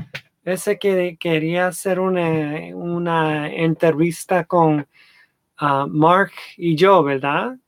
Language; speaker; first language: Spanish; early bilingual, heritage; English